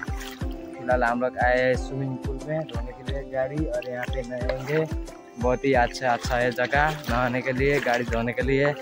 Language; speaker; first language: Hindi; non-native, local second language; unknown